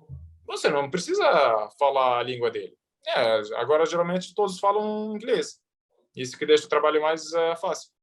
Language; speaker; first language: Portuguese; early bilingual, heritage; Arabic